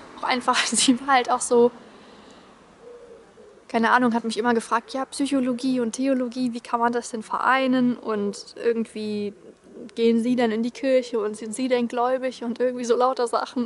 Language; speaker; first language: German; native; German